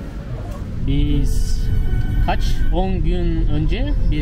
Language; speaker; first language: Turkish; non-native, learner; Kazakh